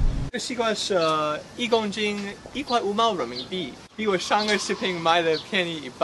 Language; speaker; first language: Chinese; non-native, fluent; English